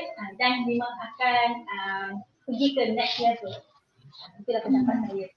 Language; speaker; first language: Malay; native; Malay